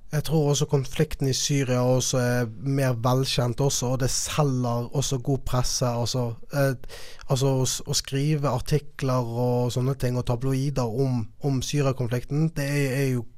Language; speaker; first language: Norwegian; native; Norwegian